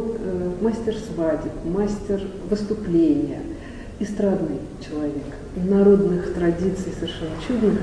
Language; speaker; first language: Russian; native; Russian